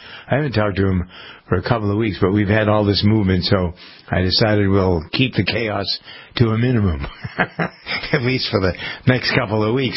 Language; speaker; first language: English; native; English